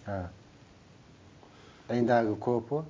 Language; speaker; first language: Dutch; non-native, learner; Turkish